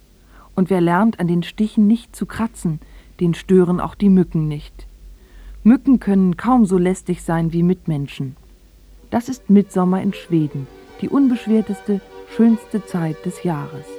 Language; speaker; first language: German; native; German